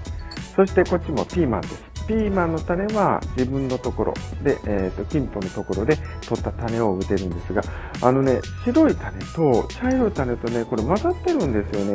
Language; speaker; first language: Japanese; native; Japanese